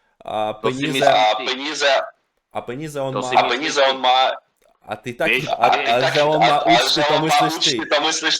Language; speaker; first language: Czech; non-native, learner; Russian